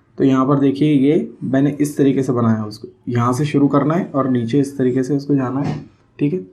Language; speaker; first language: Hindi; non-native, local second language; Urdu